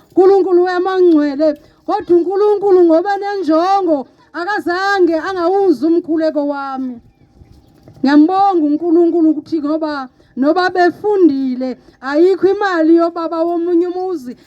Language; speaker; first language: Zulu; non-native, local second language; Xhosa